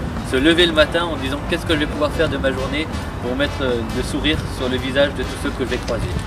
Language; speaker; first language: French; native; French